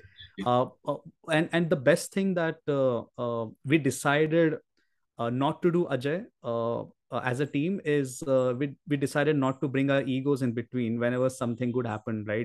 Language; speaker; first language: English; non-native, local second language; Marathi